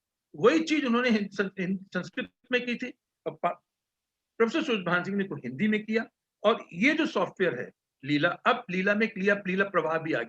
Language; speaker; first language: Hindi; native; Hindi